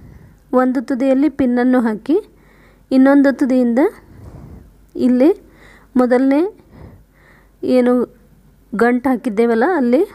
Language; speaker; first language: Kannada; native; Kannada